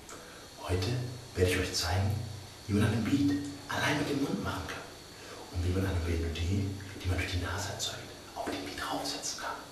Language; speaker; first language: German; native; German